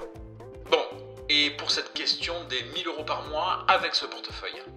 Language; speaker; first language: French; native; French